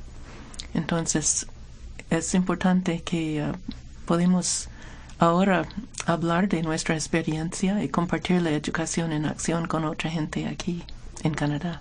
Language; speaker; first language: Spanish; non-native, fluent; English